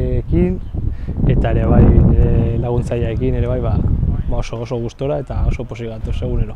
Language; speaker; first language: Basque; non-native, local second language; Spanish